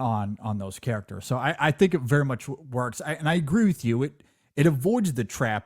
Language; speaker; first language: English; native; English